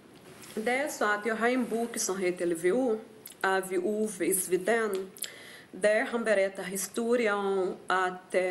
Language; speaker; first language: Swedish; non-native, fluent; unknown